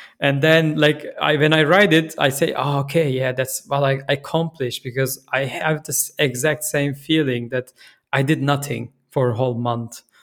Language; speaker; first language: English; non-native, fluent; Turkish